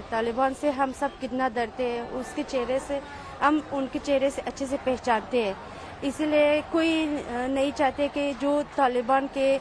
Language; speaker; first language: Hindi; non-native, fluent; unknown